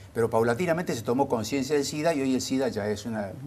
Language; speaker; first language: Spanish; native; Spanish